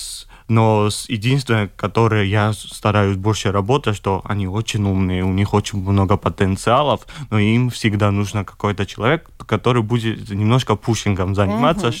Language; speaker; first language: Russian; non-native, fluent; Georgian